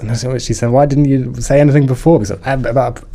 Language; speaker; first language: English; non-native, fluent; German